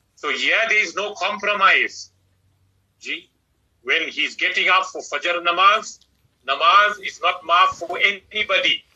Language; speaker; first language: English; native; English